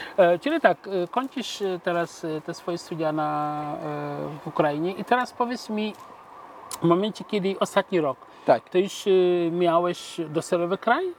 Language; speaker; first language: Polish; non-native, fluent; Wolof